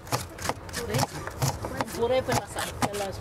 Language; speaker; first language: Spanish; non-native, learner; Italian